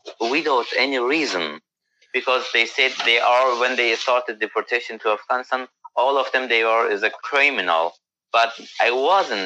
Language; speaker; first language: English; non-native, learner; Persian